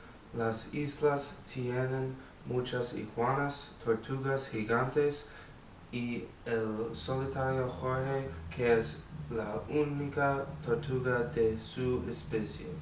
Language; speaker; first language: Spanish; non-native, learner; English